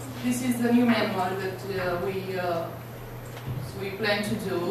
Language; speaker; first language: English; non-native, learner; Romanian